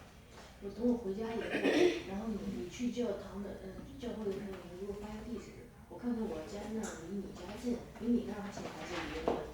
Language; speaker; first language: Chinese; native; Chinese